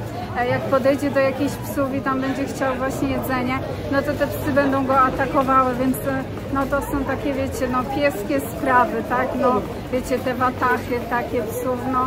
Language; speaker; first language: Polish; native; Polish